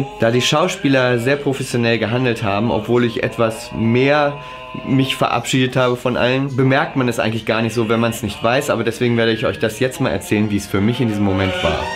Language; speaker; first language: German; native; German